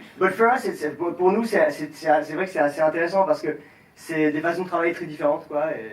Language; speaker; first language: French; native; French